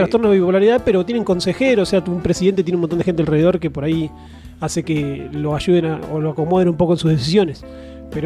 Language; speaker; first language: Spanish; native; Spanish